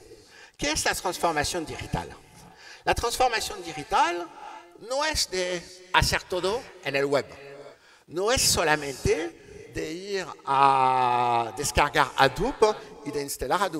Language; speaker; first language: Spanish; non-native, learner; French